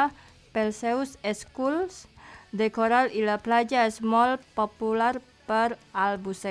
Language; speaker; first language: Catalan; non-native, fluent; Indonesian